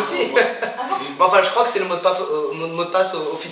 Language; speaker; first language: French; native; French